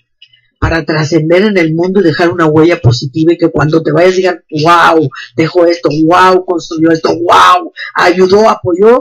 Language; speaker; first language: Spanish; native; Spanish